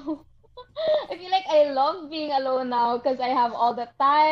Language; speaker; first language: English; non-native, local second language; Hiligaynon